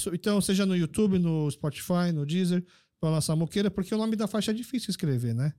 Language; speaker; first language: Portuguese; early bilingual, other home language; Korean